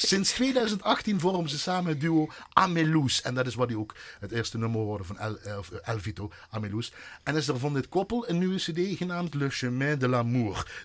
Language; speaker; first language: Dutch; native; Dutch